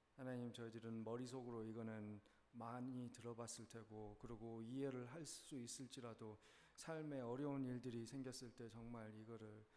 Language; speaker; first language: Korean; early bilingual, heritage; Korean